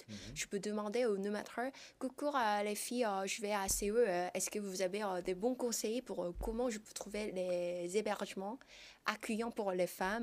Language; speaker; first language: French; non-native, fluent; Korean